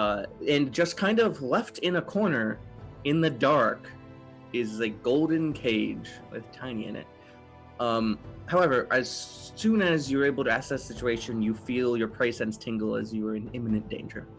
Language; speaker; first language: English; native; English